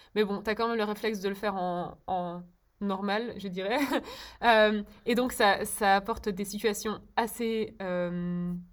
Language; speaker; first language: French; early bilingual, other home language; Czech